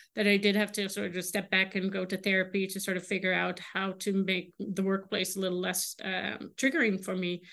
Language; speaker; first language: English; non-native, fluent; Dutch